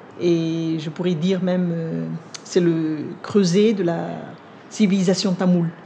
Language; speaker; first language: French; non-native, local second language; Vietnamese